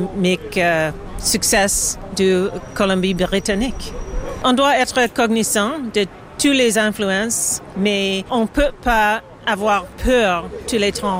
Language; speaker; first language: French; non-native, learner; English